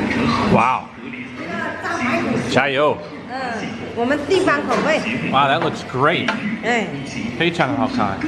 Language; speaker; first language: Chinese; non-native, learner; English